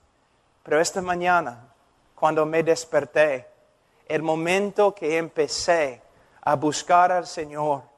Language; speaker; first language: Spanish; non-native, fluent; English